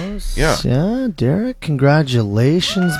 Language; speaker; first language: English; native; English